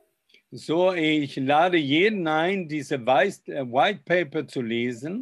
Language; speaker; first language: German; non-native, fluent; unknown